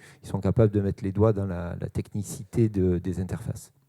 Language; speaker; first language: French; native; French